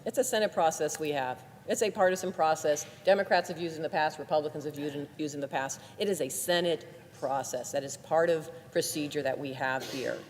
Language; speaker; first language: English; native; English